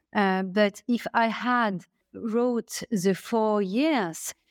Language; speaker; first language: English; non-native, fluent; French